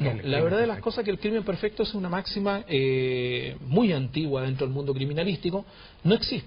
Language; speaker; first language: Spanish; native; Spanish